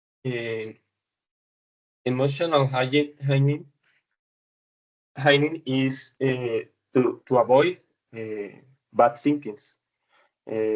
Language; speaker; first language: English; non-native, learner; Spanish